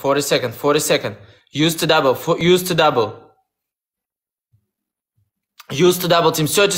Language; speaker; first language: English; non-native, learner; Russian